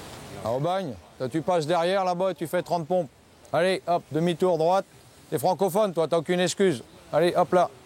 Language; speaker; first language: French; native; French